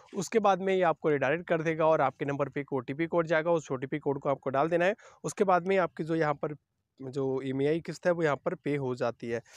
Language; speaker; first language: Hindi; native; Hindi